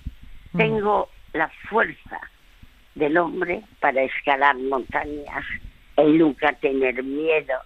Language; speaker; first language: Spanish; early bilingual, other home language; French